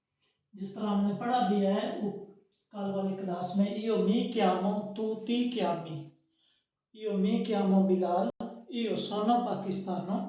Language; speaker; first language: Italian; non-native, fluent; Urdu